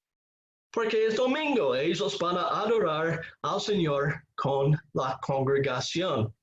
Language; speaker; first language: Spanish; non-native, fluent; English